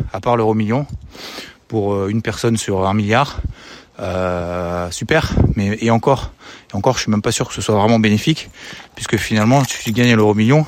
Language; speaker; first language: French; native; French